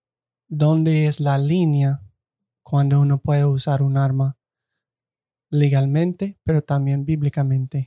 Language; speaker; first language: Spanish; non-native, fluent; English